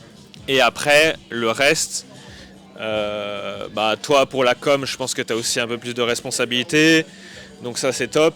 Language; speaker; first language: French; native; French